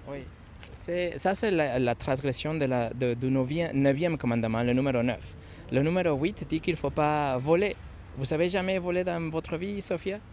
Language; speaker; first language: French; non-native, fluent; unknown